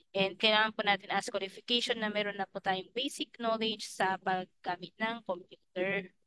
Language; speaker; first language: Filipino; native; Filipino